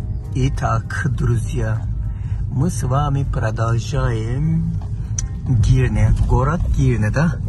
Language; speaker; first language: Russian; non-native, fluent; Turkish